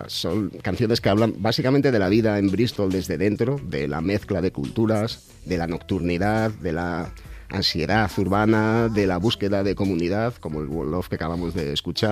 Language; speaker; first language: Spanish; native; Spanish